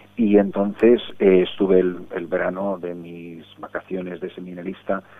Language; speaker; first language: Spanish; early bilingual, other home language; English